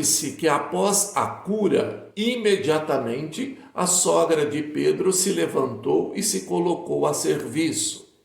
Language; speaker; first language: Portuguese; native; Portuguese